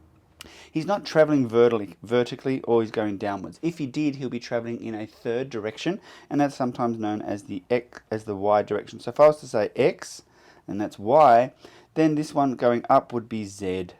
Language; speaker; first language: English; native; English